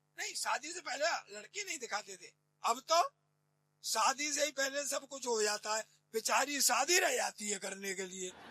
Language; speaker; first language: Hindi; native; Hindi